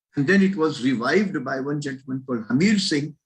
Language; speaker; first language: English; non-native, local second language; Marathi